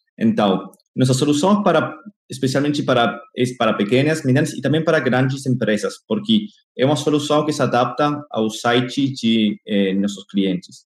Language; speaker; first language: Portuguese; non-native, fluent; Spanish